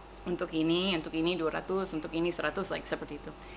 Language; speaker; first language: Indonesian; non-native, fluent; English